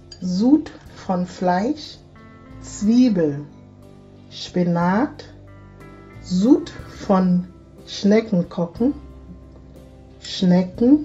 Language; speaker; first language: German; non-native, fluent; Akan